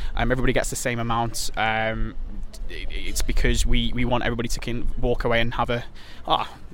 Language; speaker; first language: English; native; English